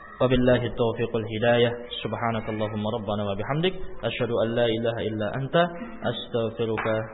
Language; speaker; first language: Arabic; non-native, fluent; Indonesian